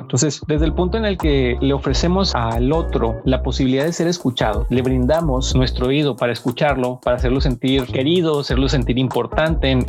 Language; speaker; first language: Spanish; native; Spanish